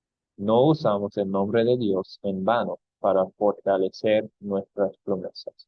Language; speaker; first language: Spanish; non-native, fluent; English